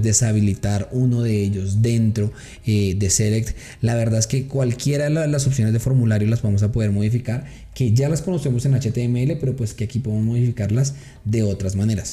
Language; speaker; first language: Spanish; native; Spanish